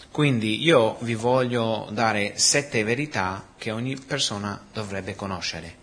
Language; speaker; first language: Italian; non-native, fluent; Spanish